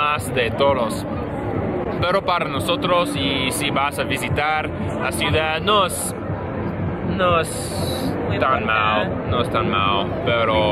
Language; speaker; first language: Spanish; non-native, learner; English